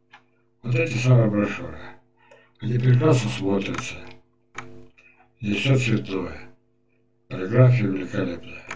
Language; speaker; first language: Russian; native; Russian